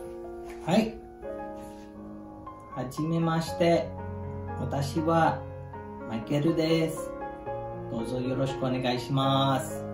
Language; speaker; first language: Japanese; non-native, learner; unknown